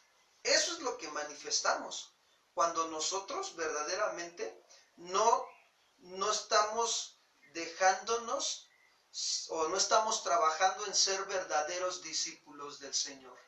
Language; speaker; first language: Spanish; native; Spanish